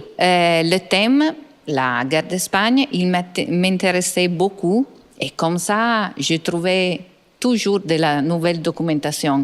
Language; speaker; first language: French; non-native, fluent; Italian